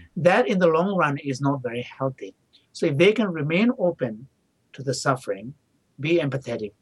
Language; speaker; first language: English; non-native, local second language; Tibetan